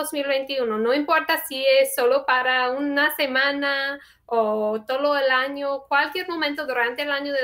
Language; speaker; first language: Spanish; non-native, fluent; English